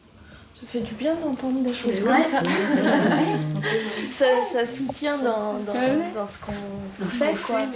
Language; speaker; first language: French; early bilingual, other home language; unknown